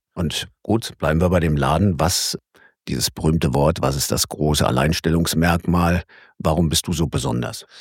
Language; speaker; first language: German; native; German